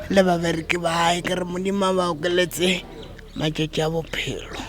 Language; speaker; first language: Northern Sotho; non-native, local second language; Tswana